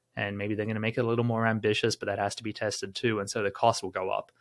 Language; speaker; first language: English; native; English